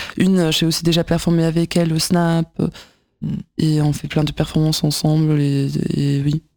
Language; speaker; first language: French; non-native, fluent; German